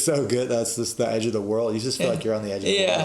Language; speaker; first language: English; native; English